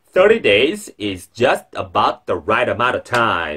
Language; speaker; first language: English; non-native, fluent; Korean